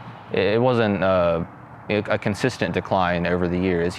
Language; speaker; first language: English; native; English